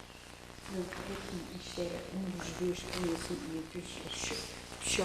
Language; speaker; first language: Portuguese; native; Portuguese